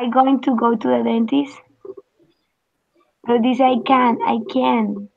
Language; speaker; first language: English; non-native, learner; Spanish